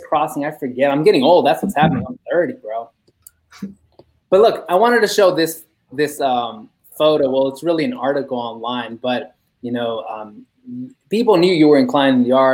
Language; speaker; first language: English; early bilingual, other home language; Spanish